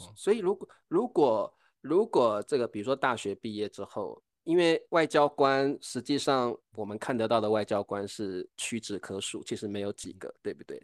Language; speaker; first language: Chinese; native; Chinese